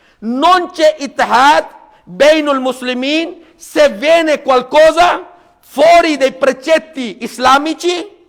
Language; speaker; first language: Italian; non-native, fluent; Urdu